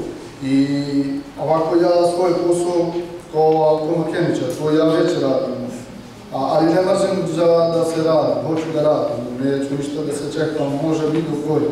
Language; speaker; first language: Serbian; non-native, learner; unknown